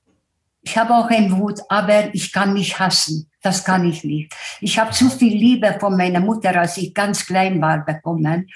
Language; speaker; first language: German; non-native, fluent; Hungarian